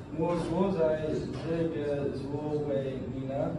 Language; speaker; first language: Chinese; non-native, learner; English